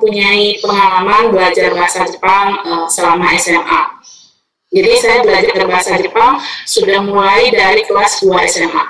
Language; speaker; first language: Indonesian; native; Indonesian